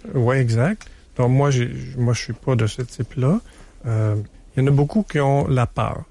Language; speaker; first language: French; native; French